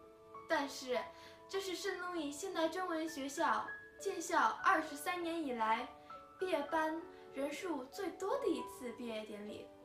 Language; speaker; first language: Chinese; early bilingual, heritage; Chinese